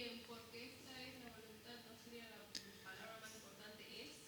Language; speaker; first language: Spanish; native; Spanish